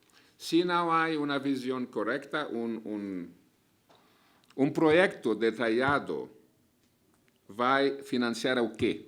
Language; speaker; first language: Spanish; non-native, fluent; Arabic